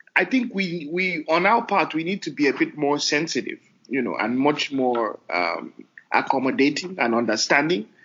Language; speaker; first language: English; non-native, local second language; Hausa